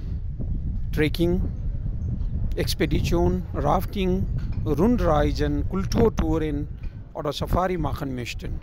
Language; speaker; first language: German; non-native, learner; Nepali